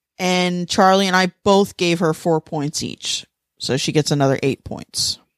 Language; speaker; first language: English; native; English